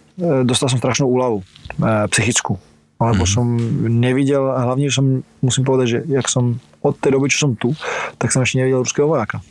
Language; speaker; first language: Slovak; early bilingual, other home language; Ukrainian